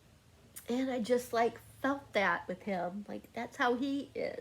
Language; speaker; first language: English; native; English